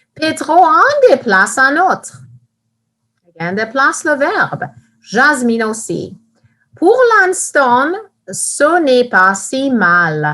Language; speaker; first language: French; non-native, fluent; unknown